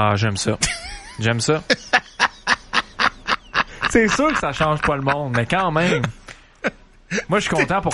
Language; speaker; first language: French; native; French